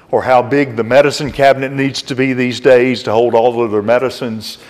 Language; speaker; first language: English; native; English